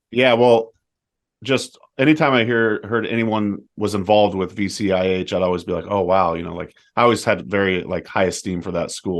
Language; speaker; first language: English; native; English